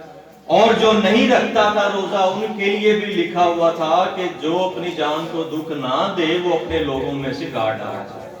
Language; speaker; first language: Urdu; native; Urdu